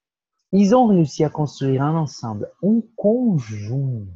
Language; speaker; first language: French; non-native, fluent; Portuguese